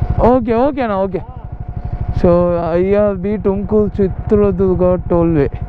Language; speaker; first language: Kannada; non-native, learner; Tamil